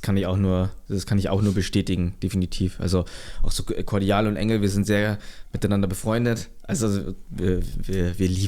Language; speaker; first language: German; native; German